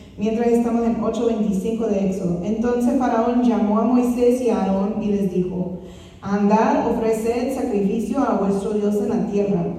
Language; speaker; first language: Spanish; non-native, fluent; English